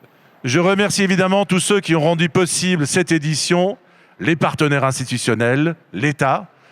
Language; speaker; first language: French; native; French